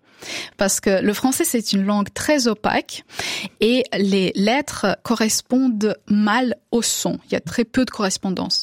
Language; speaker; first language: French; non-native, fluent; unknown